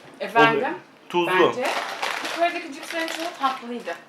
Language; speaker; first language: Turkish; native; Turkish